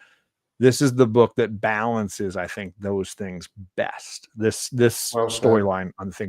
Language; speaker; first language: English; native; English